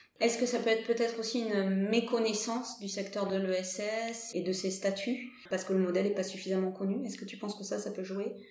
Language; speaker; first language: French; native; French